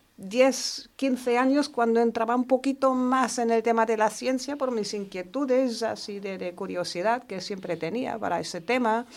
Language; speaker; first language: Spanish; non-native, fluent; German